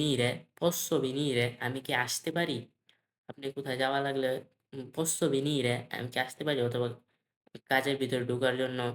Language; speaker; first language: Bangla; native; Bangla